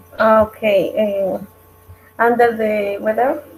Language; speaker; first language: English; non-native, learner; Spanish